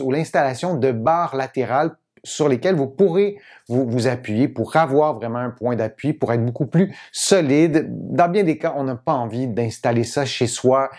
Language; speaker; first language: French; native; French